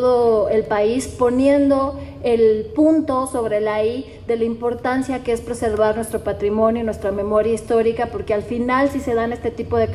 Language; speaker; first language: Spanish; native; Spanish